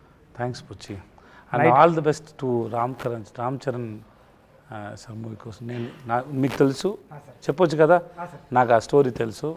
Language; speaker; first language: Telugu; non-native, learner; Tamil